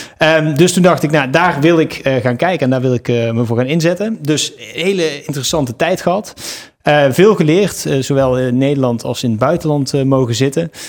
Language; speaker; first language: Dutch; native; Dutch